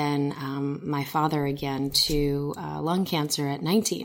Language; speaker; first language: English; native; English